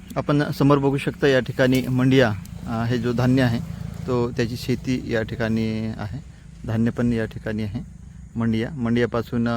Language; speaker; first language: Marathi; native; Marathi